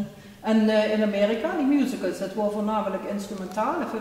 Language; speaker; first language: Dutch; native; Dutch